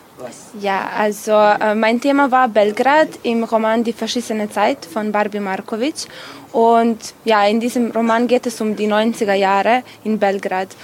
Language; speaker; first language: German; non-native, fluent; Serbian